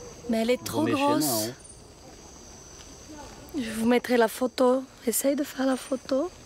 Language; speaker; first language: French; non-native, fluent; Portuguese